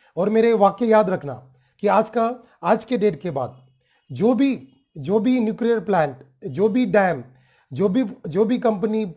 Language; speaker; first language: Hindi; non-native, local second language; Marathi